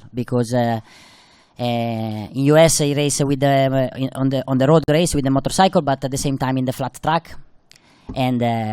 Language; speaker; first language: English; non-native, fluent; Italian